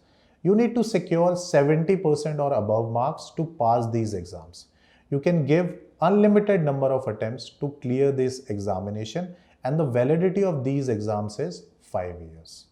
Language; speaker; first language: English; non-native, local second language; Hindi